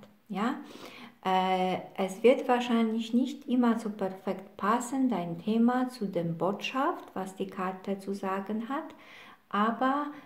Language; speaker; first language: German; non-native, fluent; Polish